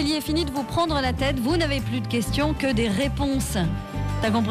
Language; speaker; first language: French; native; French